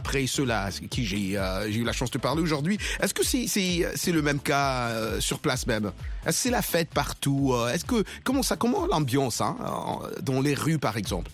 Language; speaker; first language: French; non-native, local second language; Lingala